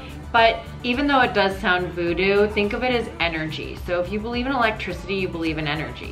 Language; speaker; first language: English; native; English